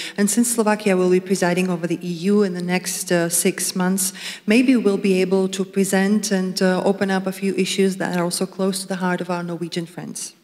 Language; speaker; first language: English; non-native, fluent; Slovak